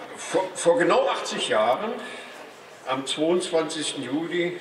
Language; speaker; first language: German; native; German